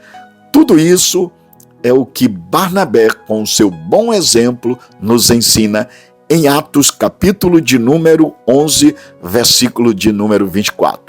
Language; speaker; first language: Portuguese; native; Portuguese